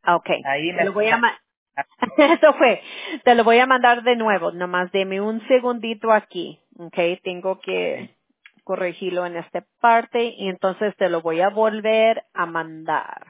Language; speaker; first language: Spanish; early bilingual, heritage; Spanish